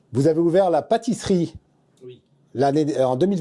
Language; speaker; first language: French; native; French